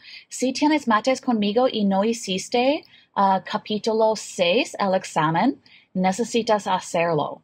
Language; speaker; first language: Spanish; non-native, fluent; English